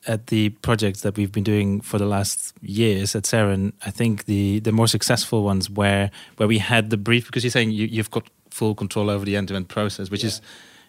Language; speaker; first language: English; non-native, fluent; Dutch